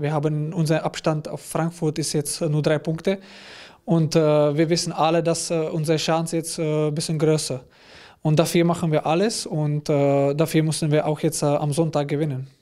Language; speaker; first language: German; non-native, fluent; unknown